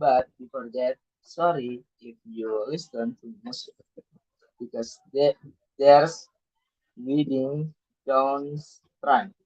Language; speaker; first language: English; non-native, learner; Indonesian